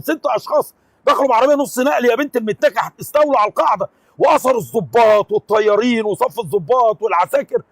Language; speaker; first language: Arabic; native; Arabic